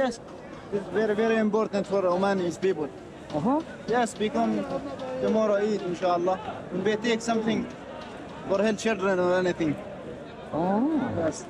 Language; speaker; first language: English; non-native, learner; Arabic